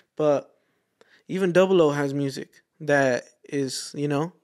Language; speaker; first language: English; native; English